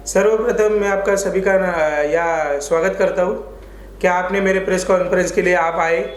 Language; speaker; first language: Hindi; non-native, local second language; Marathi